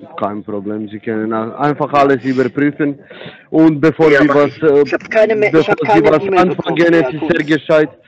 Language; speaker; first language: German; non-native, fluent; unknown